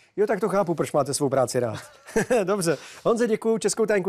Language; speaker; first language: Czech; native; Czech